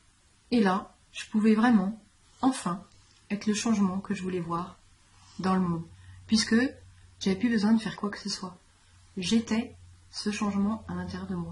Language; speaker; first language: French; native; French